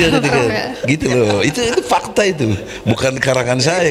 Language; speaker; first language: Indonesian; native; Indonesian